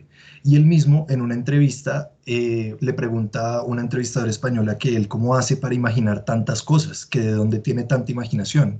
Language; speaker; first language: Spanish; native; Spanish